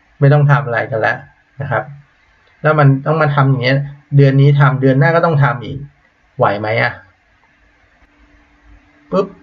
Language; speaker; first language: Thai; native; Thai